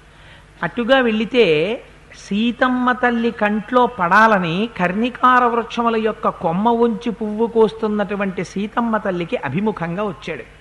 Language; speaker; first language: Telugu; native; Telugu